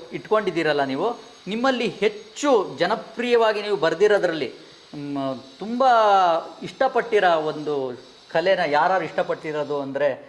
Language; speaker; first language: Kannada; native; Kannada